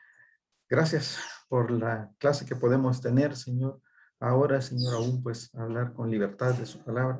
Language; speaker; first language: Spanish; native; Spanish